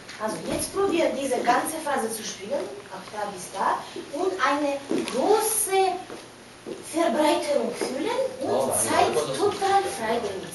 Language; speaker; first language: German; non-native, fluent; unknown